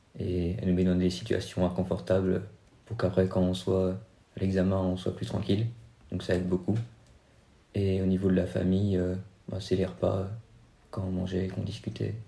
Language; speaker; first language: French; native; French